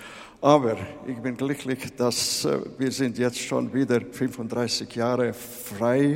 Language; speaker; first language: German; non-native, learner; Latvian